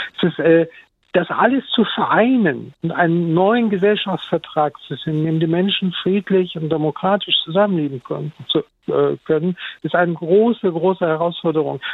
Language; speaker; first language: German; early bilingual, other home language; Turkish